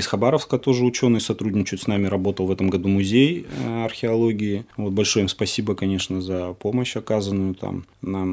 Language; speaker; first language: Russian; native; Russian